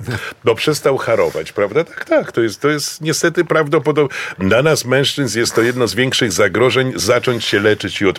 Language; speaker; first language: Polish; native; Polish